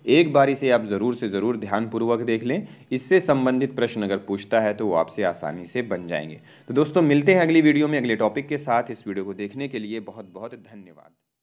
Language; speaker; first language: Hindi; native; Hindi